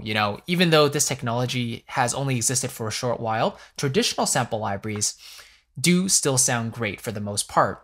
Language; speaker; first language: English; native; English